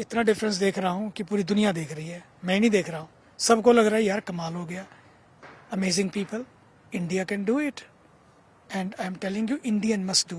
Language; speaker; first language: Hindi; native; Hindi